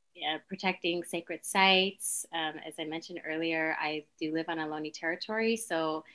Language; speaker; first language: English; native; English